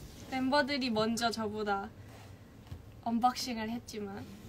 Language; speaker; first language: Korean; early bilingual, heritage; Korean